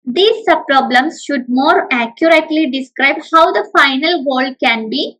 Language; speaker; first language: English; non-native, local second language; Malayalam